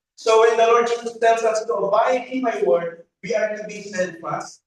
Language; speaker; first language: English; non-native, local second language; Filipino